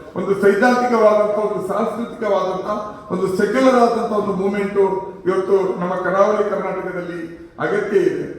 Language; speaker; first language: Kannada; non-native, local second language; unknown